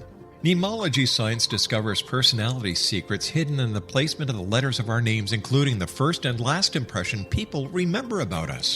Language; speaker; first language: English; native; English